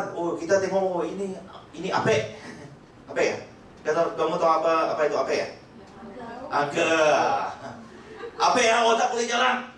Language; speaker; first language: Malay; non-native, local second language; Chinese